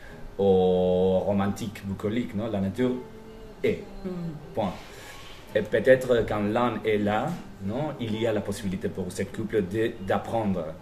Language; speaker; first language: French; non-native, fluent; Spanish